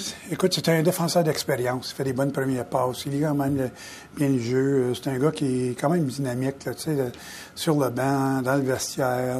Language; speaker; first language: French; native; French